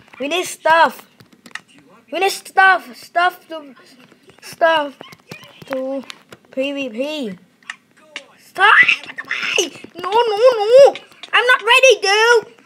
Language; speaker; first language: English; non-native, learner; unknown